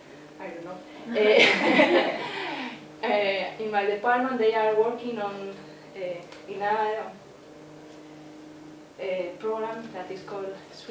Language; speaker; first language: English; non-native, learner; Spanish